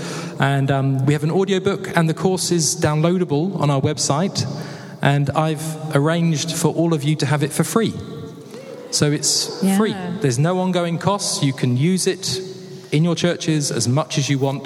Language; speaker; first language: English; native; English